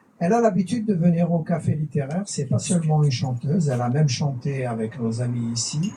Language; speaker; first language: French; non-native, local second language; Kabyle